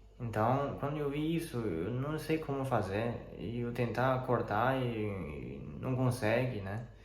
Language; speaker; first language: Portuguese; non-native, fluent; Chinese